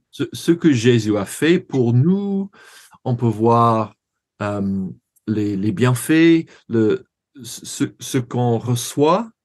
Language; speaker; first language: French; non-native, learner; English